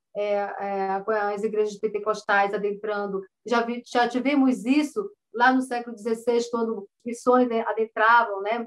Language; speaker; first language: Portuguese; native; Portuguese